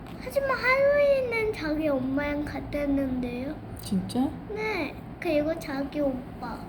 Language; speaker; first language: Korean; early bilingual, heritage; Korean